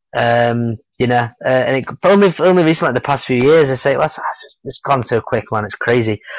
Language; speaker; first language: English; native; English